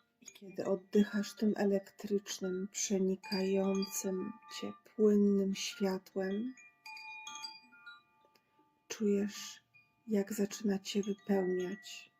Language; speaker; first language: Polish; native; Polish